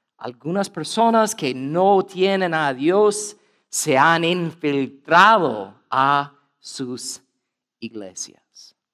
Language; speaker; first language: Spanish; non-native, fluent; English